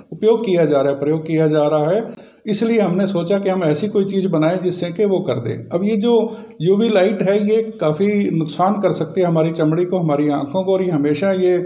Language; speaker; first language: Hindi; non-native, local second language; Punjabi